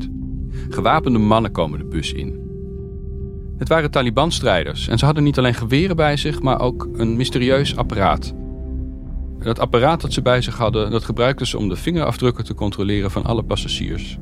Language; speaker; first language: Dutch; native; Dutch